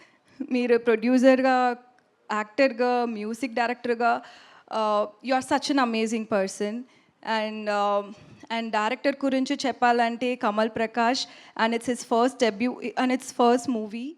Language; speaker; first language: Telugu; non-native, learner; Tamil